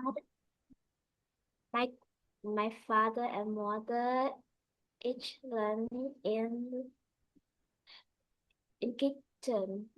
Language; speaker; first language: English; non-native, learner; Vietnamese